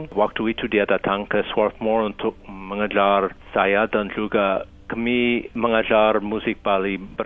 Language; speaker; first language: Indonesian; non-native, fluent; English